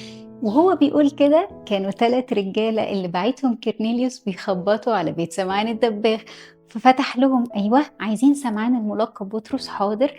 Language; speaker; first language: Arabic; native; Arabic